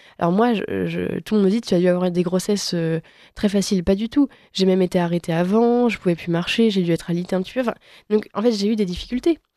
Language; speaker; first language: French; native; French